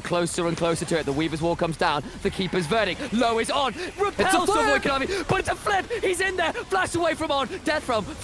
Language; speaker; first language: English; native; English